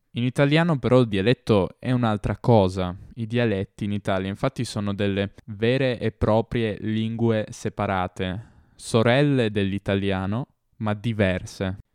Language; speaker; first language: Italian; native; Italian